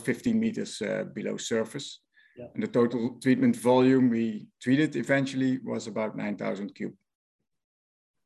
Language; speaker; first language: English; non-native, fluent; Dutch